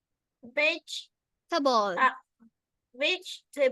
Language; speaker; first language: English; non-native, learner; Vietnamese